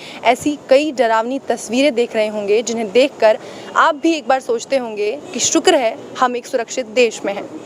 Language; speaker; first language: Hindi; native; Hindi